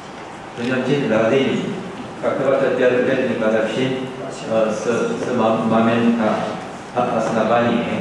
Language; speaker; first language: Russian; non-native, learner; Korean